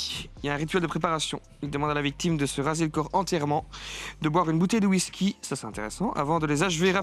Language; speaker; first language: French; native; French